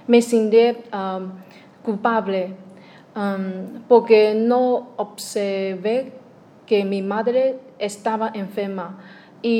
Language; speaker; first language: Spanish; non-native, learner; Chinese